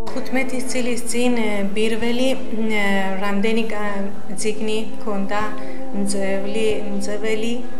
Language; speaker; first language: Georgian; non-native, learner; Persian